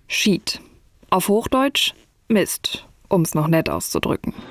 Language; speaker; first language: German; native; German